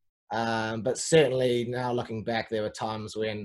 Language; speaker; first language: English; native; English